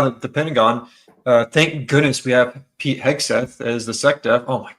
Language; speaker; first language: English; native; English